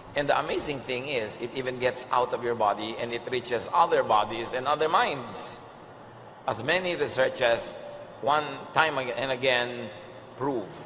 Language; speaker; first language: English; non-native, local second language; Filipino